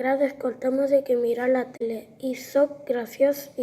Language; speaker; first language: Catalan; non-native, learner; Spanish